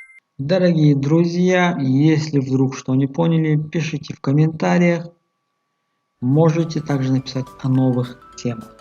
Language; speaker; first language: Russian; non-native, local second language; Tajik